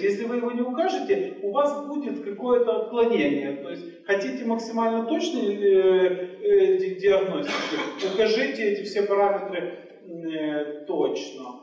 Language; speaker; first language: Russian; native; Russian